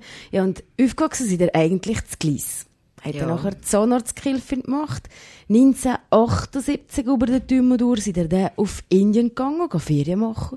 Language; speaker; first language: German; native; German